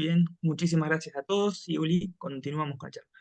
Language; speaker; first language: Spanish; native; Spanish